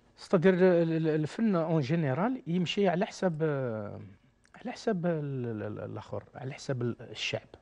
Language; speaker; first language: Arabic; native; Arabic